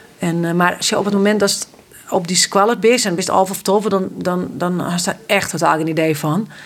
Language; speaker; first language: Dutch; non-native, local second language; Western Frisian